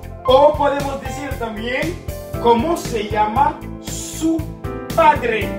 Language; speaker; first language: Spanish; non-native, fluent; Haitian Creole